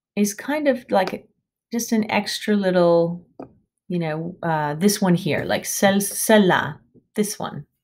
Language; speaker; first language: English; native; English